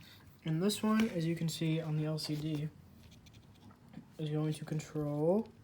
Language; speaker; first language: English; native; English